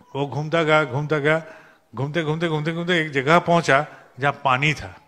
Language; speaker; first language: Hindi; non-native, local second language; Bangla